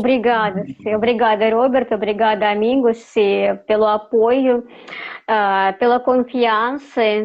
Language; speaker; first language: Portuguese; non-native, fluent; Russian